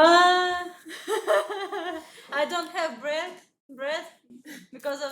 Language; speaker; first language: English; non-native, learner; Russian